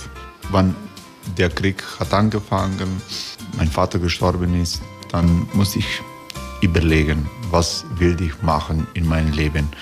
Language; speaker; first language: German; non-native, fluent; Croatian